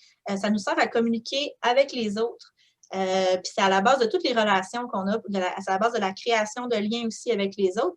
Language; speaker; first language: French; native; French